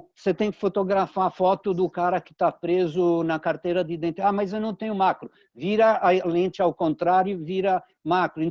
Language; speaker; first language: Portuguese; early bilingual, other home language; Italian